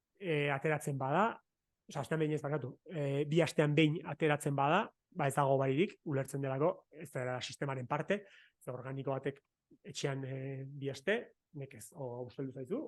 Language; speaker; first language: Basque; native; Basque